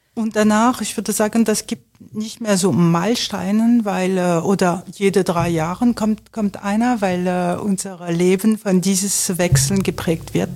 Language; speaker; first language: German; non-native, fluent; French